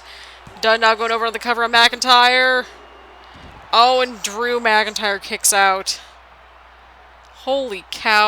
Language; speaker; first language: English; native; English